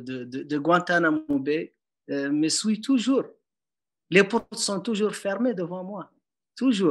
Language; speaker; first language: French; non-native, local second language; Arabic